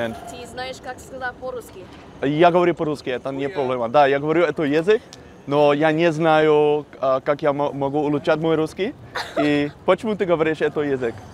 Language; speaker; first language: Russian; non-native, learner; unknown